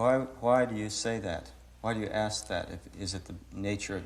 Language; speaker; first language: English; native; English